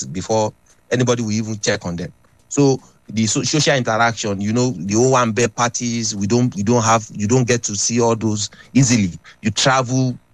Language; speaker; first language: English; non-native, local second language; Yoruba